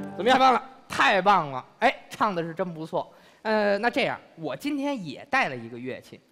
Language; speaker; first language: Chinese; native; Chinese